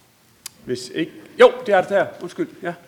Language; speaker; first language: Danish; native; Danish